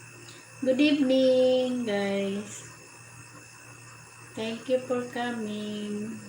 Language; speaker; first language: English; non-native, local second language; Filipino